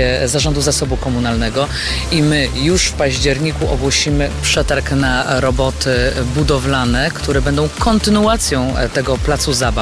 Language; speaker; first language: Polish; native; Polish